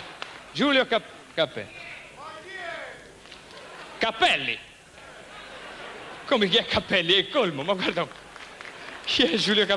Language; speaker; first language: Italian; native; Italian